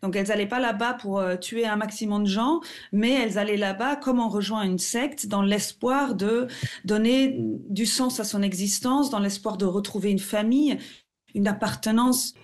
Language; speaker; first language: French; non-native, fluent; German